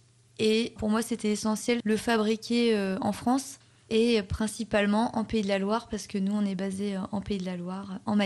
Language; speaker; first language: French; native; French